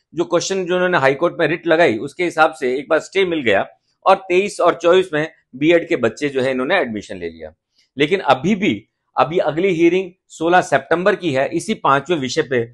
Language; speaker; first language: Hindi; native; Hindi